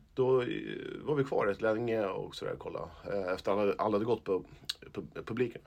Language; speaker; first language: Swedish; native; Swedish